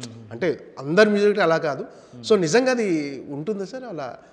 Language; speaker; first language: Telugu; native; Telugu